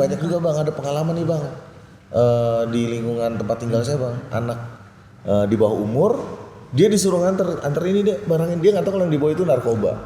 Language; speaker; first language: Indonesian; native; Indonesian